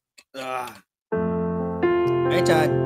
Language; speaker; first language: English; non-native, local second language; Filipino